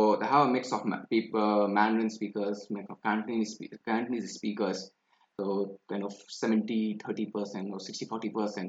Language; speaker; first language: English; non-native, local second language; Hindi